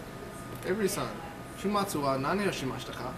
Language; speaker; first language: Japanese; non-native, learner; English